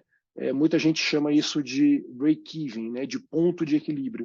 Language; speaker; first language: Portuguese; native; Portuguese